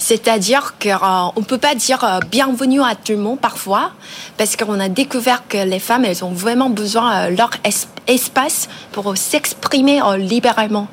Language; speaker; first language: French; non-native, learner; Korean